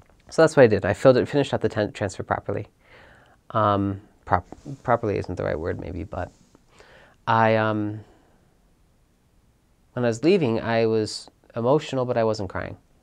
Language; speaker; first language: English; native; English